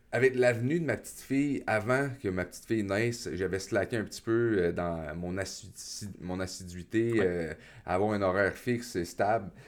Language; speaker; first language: French; native; French